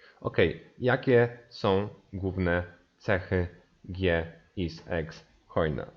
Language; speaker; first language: Polish; native; Polish